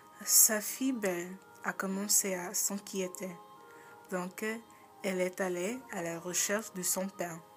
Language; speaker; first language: French; non-native, learner; English